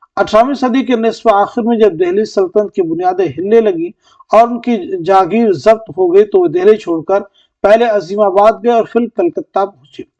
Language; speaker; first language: Urdu; native; Urdu